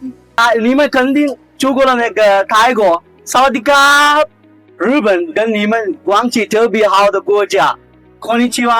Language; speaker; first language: Chinese; non-native, fluent; Sinhala